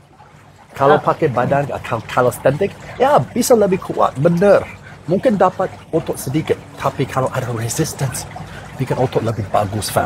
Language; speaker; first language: Indonesian; non-native, fluent; English